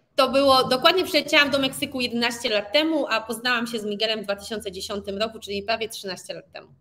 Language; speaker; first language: Polish; native; Polish